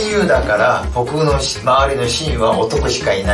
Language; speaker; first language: Japanese; non-native, fluent; Korean